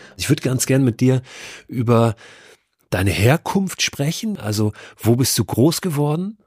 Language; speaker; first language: German; native; German